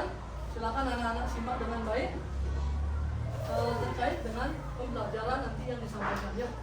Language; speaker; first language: Indonesian; native; Indonesian